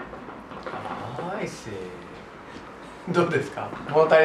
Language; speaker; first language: English; non-native, learner; Japanese